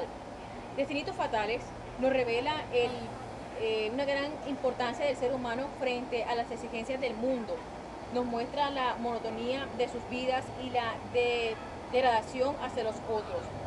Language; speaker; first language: Spanish; native; Spanish